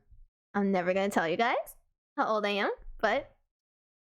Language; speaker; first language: English; native; English